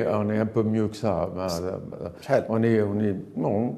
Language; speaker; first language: French; non-native, local second language; Arabic